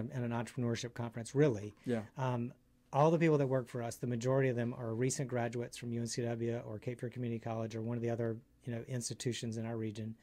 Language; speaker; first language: English; native; English